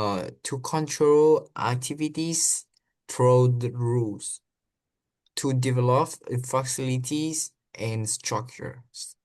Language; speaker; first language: English; non-native, learner; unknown